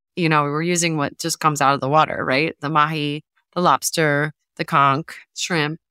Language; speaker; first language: English; native; English